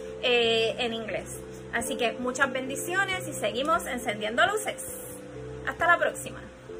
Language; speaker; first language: Spanish; early bilingual, heritage; Spanish